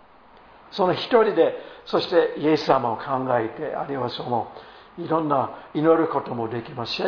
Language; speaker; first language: Japanese; non-native, fluent; English